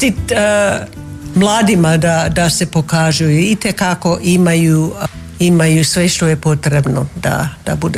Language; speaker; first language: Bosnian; non-native, fluent; English